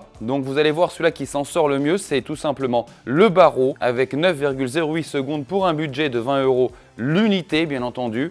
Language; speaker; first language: French; native; French